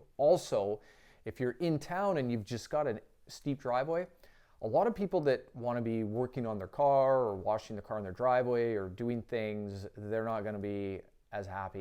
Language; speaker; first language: English; native; English